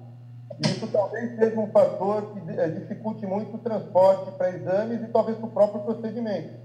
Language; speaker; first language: Portuguese; native; Portuguese